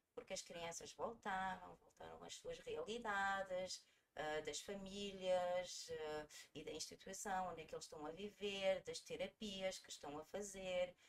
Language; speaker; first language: Portuguese; early bilingual, heritage; German